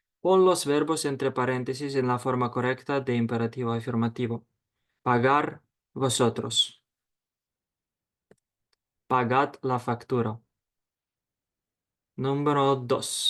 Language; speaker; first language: Spanish; non-native, fluent; Ukrainian